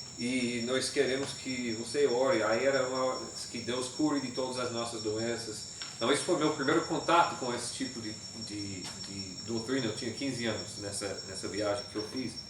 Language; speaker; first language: Portuguese; non-native, fluent; English